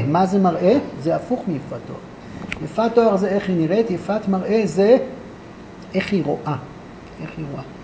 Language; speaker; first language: Hebrew; native; Hebrew